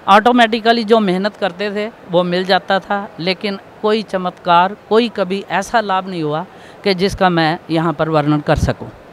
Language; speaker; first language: Hindi; native; Hindi